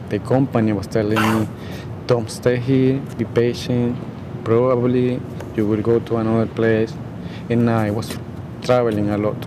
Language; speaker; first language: English; non-native, fluent; Spanish